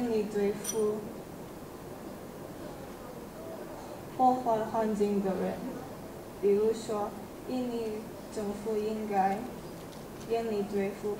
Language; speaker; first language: Chinese; non-native, learner; Indonesian